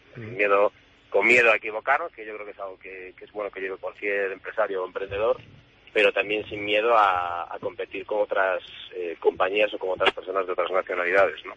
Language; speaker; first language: Spanish; native; Spanish